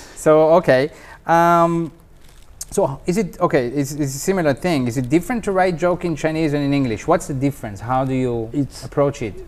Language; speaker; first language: English; non-native, fluent; Hebrew